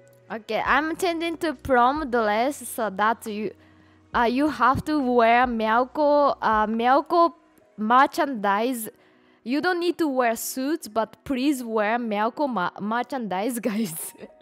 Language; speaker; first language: English; non-native, fluent; Japanese